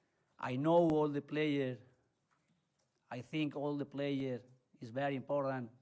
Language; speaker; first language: English; non-native, learner; Spanish